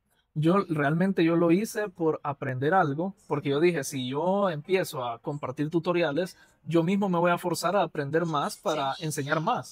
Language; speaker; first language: Spanish; native; Spanish